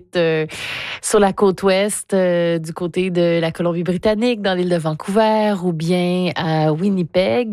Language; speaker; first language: French; native; French